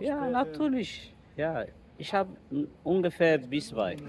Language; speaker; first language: German; non-native, learner; Amharic